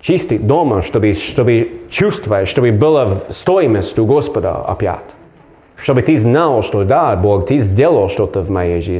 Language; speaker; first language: Russian; non-native, learner; English